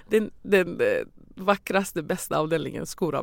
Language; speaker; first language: Swedish; non-native, fluent; Persian